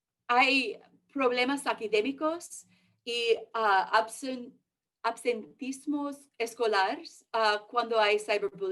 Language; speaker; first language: Spanish; early bilingual, heritage; English